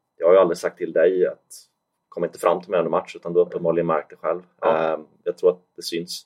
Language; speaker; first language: Swedish; native; Swedish